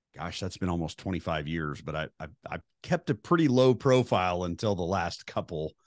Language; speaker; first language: English; native; English